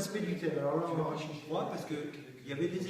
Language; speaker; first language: French; native; French